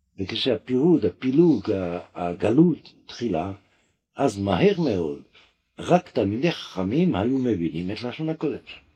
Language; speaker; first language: Hebrew; non-native, fluent; French